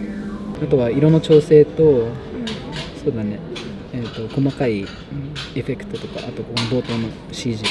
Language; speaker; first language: Japanese; native; Japanese